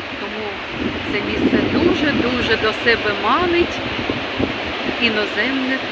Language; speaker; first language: Ukrainian; native; Ukrainian